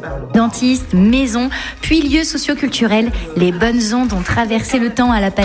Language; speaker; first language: French; native; French